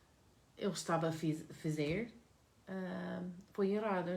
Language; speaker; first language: Portuguese; non-native, learner; English